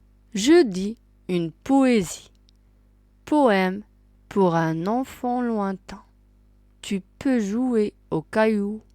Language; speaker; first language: French; non-native, local second language; Arabic